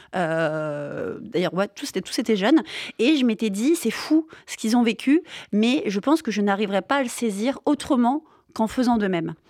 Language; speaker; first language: French; native; French